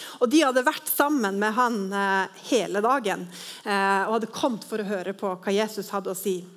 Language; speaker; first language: Norwegian; native; Norwegian